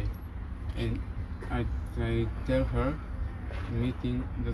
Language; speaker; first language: English; non-native, learner; Romanian